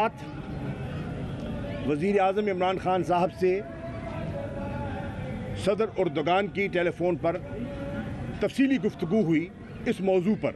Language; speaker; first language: Urdu; non-native, local second language; Saraiki